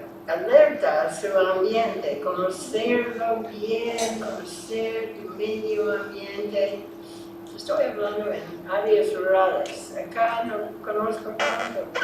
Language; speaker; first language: Spanish; non-native, fluent; English